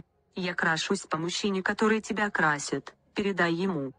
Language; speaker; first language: Russian; native; Russian